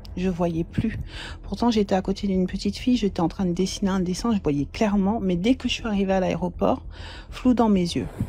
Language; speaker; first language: French; native; French